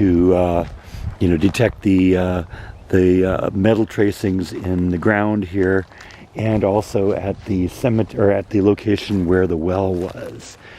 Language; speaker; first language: English; native; English